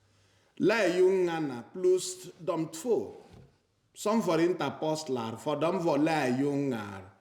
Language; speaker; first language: Swedish; non-native, fluent; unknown